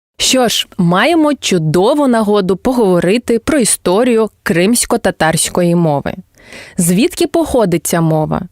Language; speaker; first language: Ukrainian; non-native, local second language; Crimean Tatar